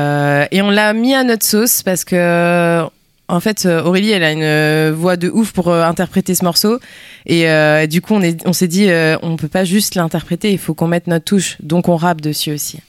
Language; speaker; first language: French; early bilingual, other home language; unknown